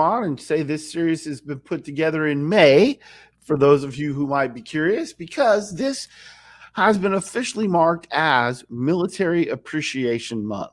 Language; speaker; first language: English; native; English